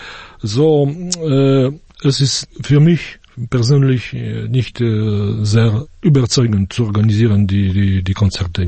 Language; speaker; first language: German; non-native, fluent; Polish